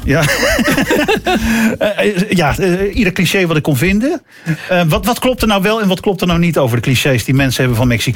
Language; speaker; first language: Dutch; native; Dutch